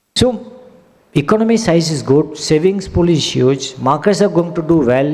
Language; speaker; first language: English; non-native, local second language; Hindi